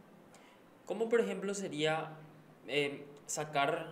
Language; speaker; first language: Spanish; native; Spanish